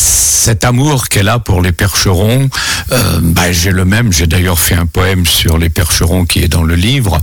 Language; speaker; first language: French; native; French